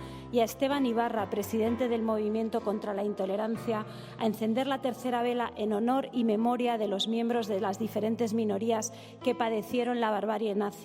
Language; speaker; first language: Spanish; native; Spanish